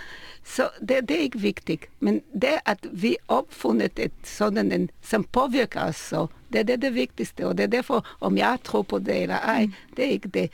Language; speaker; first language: Danish; non-native, fluent; Hebrew